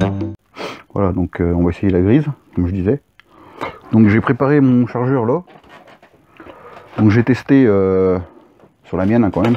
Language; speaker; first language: French; native; French